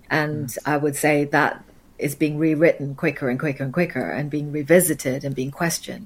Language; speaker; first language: English; native; English